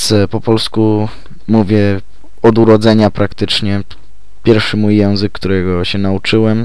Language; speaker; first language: Polish; early bilingual, heritage; Polish